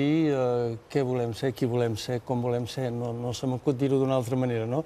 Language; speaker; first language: Catalan; native; Catalan